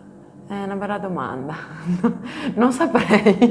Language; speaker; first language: Italian; native; Italian